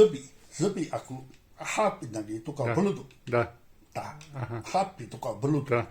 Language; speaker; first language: Bulgarian; non-native, learner; Chinese